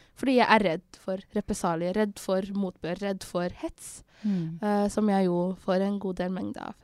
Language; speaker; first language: Norwegian; early bilingual, other home language; Somali